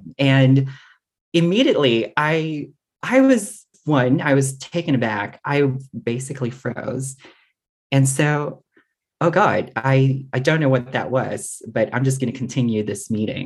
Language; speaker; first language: English; non-native, local second language; Filipino